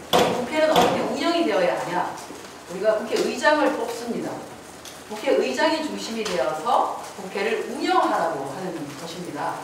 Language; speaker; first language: Korean; native; Korean